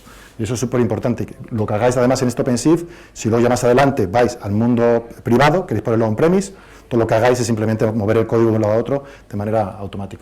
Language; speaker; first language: Spanish; native; Spanish